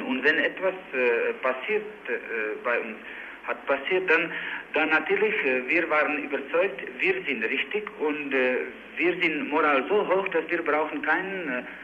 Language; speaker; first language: German; non-native, learner; Czech